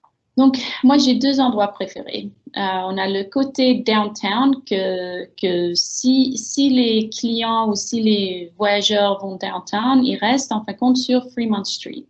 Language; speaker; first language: French; early bilingual, heritage; French